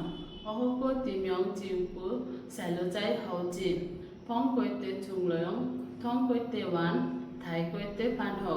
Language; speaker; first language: Cantonese; non-native, learner; Bangla